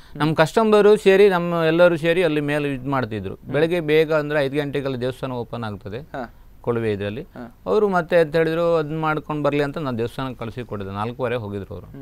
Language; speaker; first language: Kannada; native; Kannada